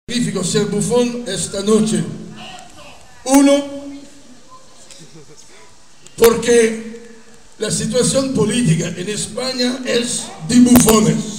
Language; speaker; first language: Spanish; non-native, fluent; Italian